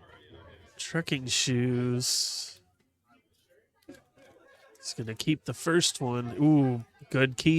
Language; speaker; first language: English; native; English